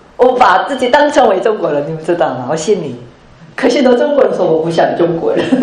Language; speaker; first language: Chinese; early bilingual, heritage; Chinese